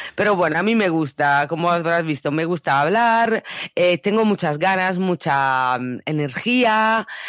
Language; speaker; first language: Spanish; non-native, fluent; Italian